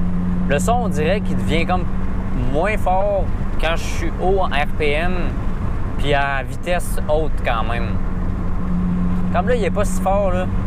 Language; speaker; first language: French; native; French